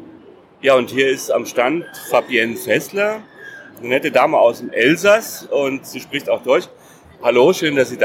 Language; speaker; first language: German; native; German